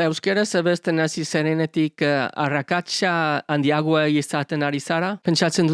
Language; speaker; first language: Basque; non-native, learner; English